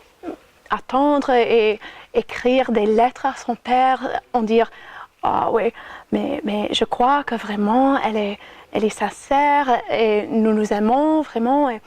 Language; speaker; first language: French; non-native, fluent; English